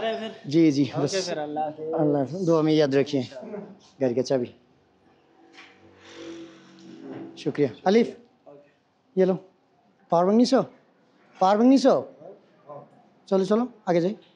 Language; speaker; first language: Hindi; non-native, fluent; Bangla